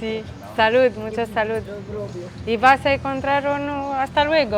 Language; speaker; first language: Spanish; non-native, learner; Romanian